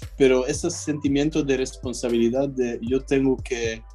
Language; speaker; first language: Spanish; non-native, fluent; French